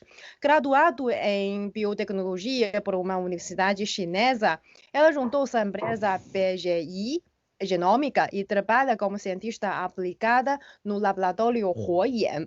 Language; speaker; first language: Portuguese; non-native, fluent; Chinese